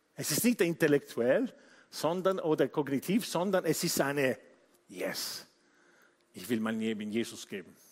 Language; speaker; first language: German; non-native, fluent; Italian